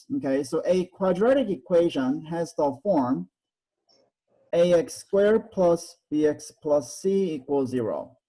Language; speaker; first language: English; non-native, fluent; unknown